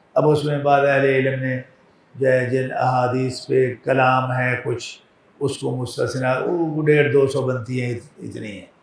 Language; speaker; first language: Urdu; non-native, local second language; Punjabi